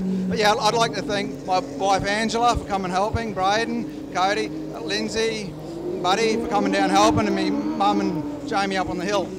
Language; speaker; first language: English; native; English